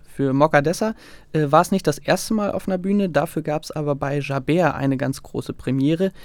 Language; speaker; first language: German; native; German